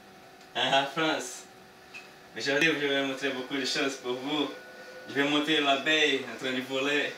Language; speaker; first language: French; non-native, learner; Portuguese